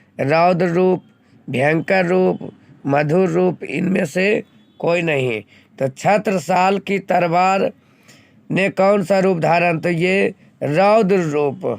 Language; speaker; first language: Hindi; native; Hindi